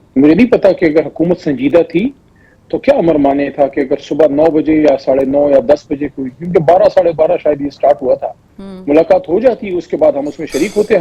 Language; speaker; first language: Urdu; non-native, local second language; Pashto